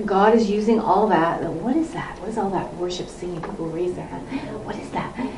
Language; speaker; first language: English; native; English